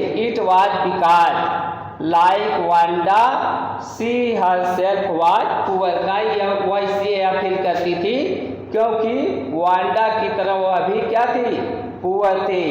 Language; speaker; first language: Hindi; native; Hindi